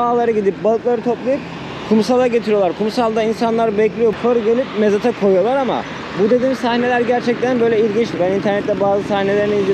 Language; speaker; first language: Turkish; native; Turkish